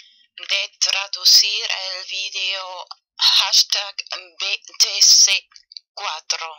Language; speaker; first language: Spanish; non-native, fluent; German